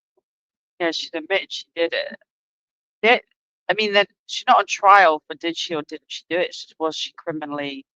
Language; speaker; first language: English; native; English